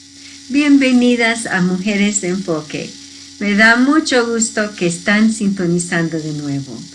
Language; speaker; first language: Spanish; early bilingual, heritage; Spanish